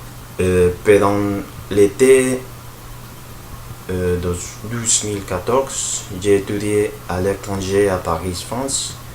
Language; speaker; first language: French; non-native, learner; Spanish